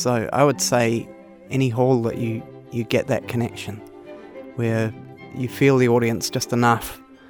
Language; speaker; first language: English; native; English